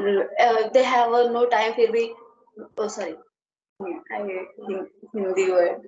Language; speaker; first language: English; non-native, learner; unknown